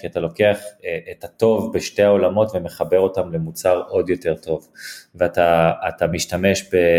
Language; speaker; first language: Hebrew; early bilingual, heritage; Hebrew